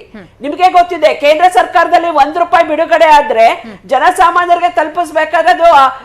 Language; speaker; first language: Kannada; native; Kannada